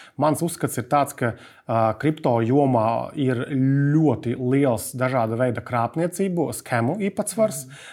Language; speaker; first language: Latvian; native; Latvian